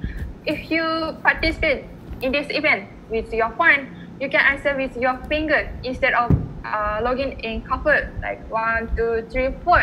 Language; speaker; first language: English; non-native, fluent; Japanese